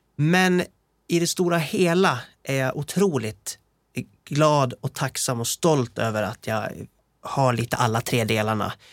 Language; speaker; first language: Swedish; native; Swedish